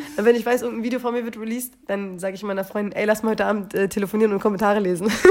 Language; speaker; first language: German; early bilingual, other home language; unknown